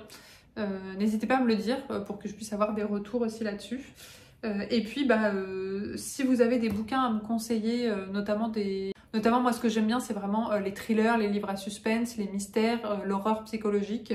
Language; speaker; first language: French; native; French